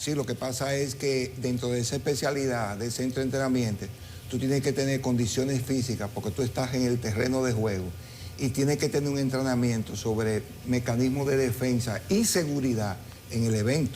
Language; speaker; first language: Spanish; native; Spanish